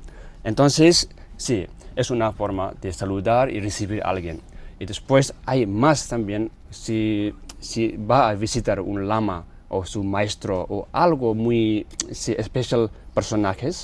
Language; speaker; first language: Spanish; non-native, learner; Tibetan